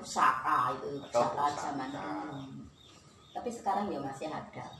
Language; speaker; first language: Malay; non-native, local second language; Javanese